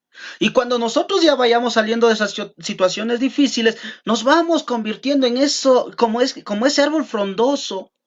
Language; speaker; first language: Spanish; native; Spanish